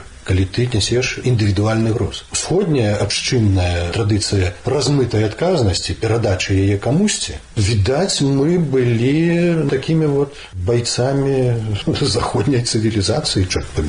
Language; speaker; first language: Belarusian; native; Belarusian